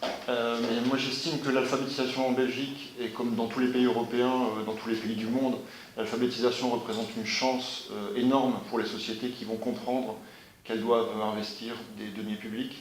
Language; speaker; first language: French; native; French